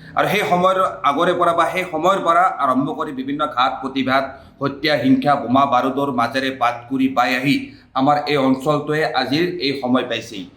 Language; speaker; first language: Assamese; non-native, local second language; Bangla